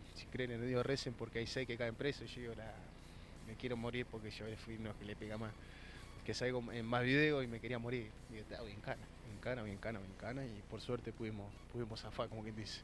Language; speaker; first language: Spanish; native; Spanish